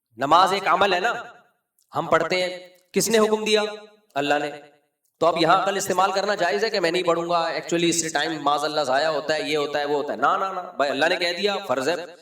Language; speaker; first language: Urdu; native; Urdu